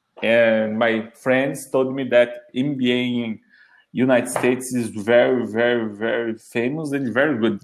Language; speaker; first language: English; non-native, learner; Portuguese